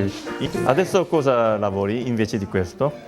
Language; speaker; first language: Italian; non-native, learner; Korean